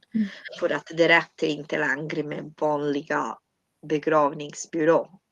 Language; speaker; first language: Swedish; non-native, fluent; Italian